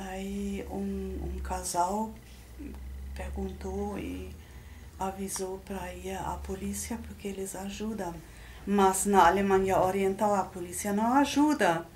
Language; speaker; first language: Portuguese; non-native, fluent; German